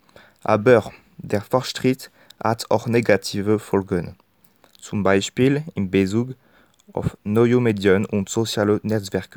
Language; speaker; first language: German; non-native, learner; French